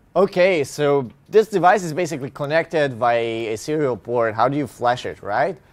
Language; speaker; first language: English; non-native, fluent; Hungarian